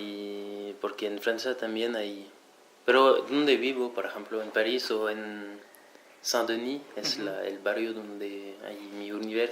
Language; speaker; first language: Spanish; non-native, fluent; French